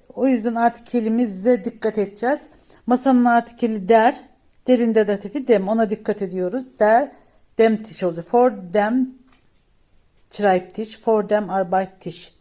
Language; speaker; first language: Turkish; native; Turkish